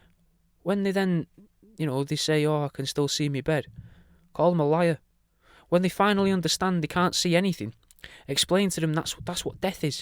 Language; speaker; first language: English; native; English